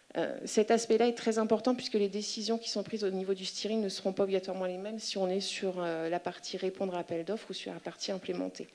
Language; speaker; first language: French; native; French